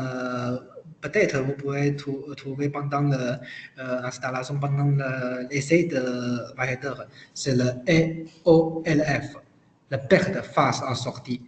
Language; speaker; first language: French; non-native, learner; Chinese